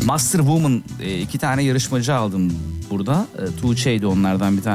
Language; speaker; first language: Turkish; native; Turkish